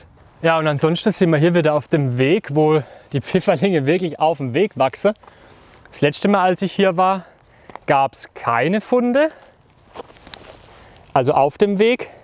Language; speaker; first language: German; native; German